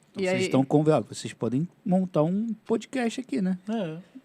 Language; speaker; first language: Portuguese; native; Portuguese